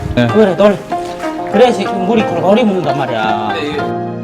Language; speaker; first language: Korean; native; Korean